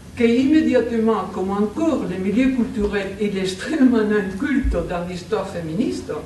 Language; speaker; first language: French; non-native, fluent; Spanish